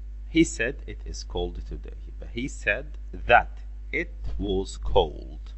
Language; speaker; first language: English; non-native, fluent; Arabic